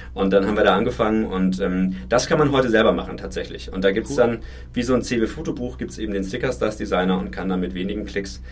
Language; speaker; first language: German; native; German